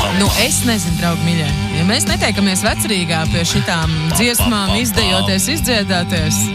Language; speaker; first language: Latvian; native; Latvian